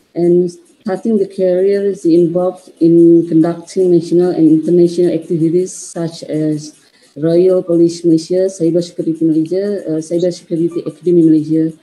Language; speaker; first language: English; non-native, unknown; Indonesian